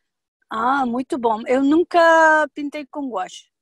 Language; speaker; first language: Portuguese; non-native, learner; Spanish